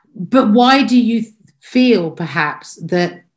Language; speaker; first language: English; native; English